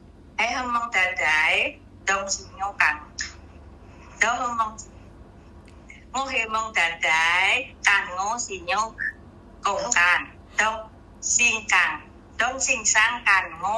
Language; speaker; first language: Chinese; non-native, learner; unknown